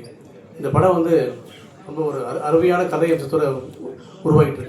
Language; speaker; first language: Tamil; native; Tamil